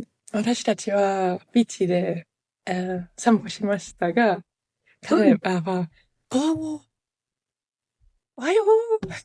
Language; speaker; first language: Japanese; non-native, learner; Italian